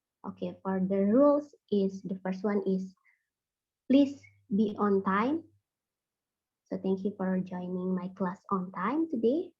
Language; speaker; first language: English; non-native, fluent; Indonesian